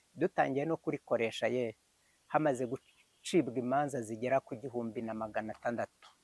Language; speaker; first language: Kinyarwanda; early bilingual, heritage; Kinyarwanda